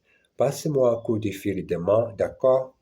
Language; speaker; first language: French; non-native, learner; Portuguese